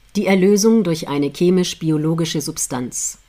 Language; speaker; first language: German; native; German